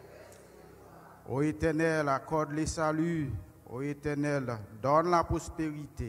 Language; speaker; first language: French; non-native, local second language; Haitian Creole